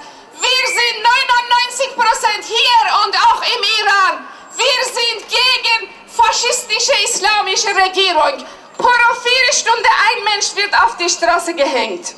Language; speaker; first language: German; non-native, fluent; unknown